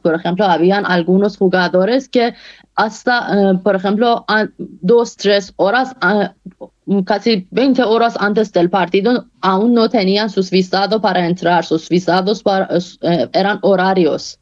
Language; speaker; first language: Spanish; non-native, fluent; Persian